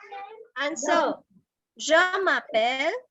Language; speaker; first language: French; non-native, learner; Hindi